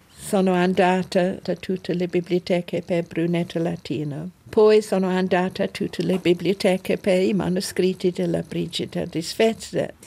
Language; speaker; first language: Italian; non-native, learner; English